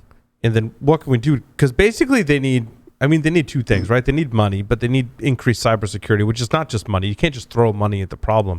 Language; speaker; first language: English; native; English